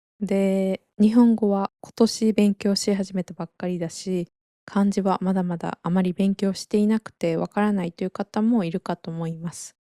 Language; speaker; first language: Japanese; native; Japanese